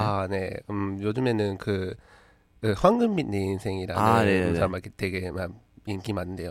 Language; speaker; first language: Korean; non-native, learner; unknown